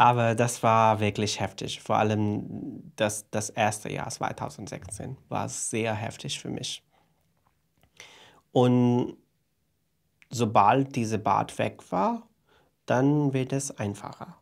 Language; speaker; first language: German; non-native, fluent; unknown